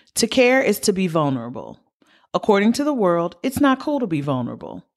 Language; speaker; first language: English; native; English